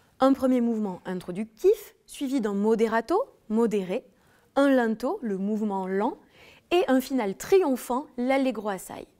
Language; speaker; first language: French; native; French